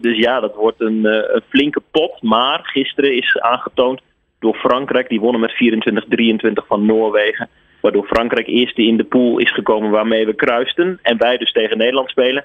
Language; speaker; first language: Dutch; native; Dutch